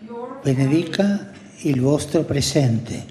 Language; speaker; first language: Italian; non-native, fluent; Spanish